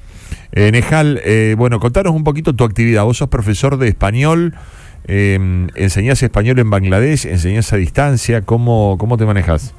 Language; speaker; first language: Spanish; native; Spanish